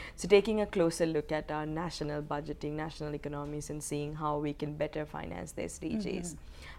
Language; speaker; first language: English; non-native, local second language; Sinhala